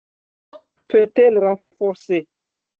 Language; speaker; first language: French; non-native, local second language; Arabic